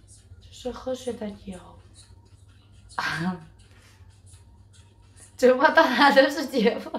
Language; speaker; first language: Chinese; native; Chinese